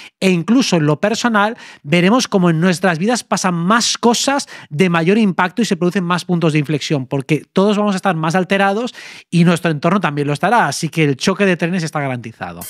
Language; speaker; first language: Spanish; native; Spanish